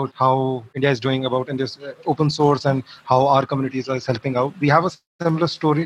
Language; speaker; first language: English; non-native, local second language; Hindi